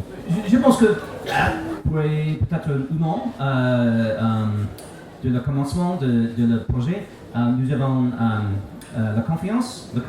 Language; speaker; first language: French; non-native, learner; English